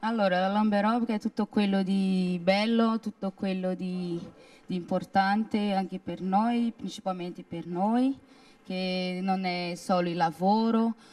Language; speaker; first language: Italian; non-native, fluent; Portuguese